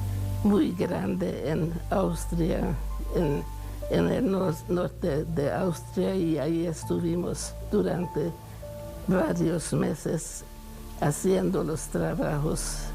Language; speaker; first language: Spanish; non-native, fluent; Hungarian